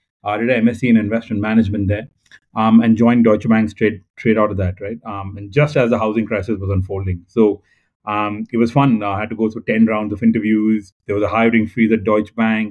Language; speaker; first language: English; non-native, local second language; Telugu